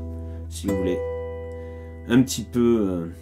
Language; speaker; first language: French; native; French